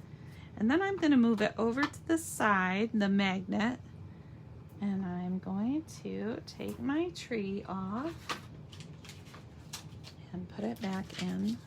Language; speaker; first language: English; native; English